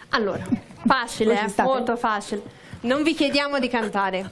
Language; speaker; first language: Italian; native; Italian